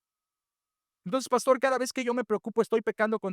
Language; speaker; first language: Spanish; native; Spanish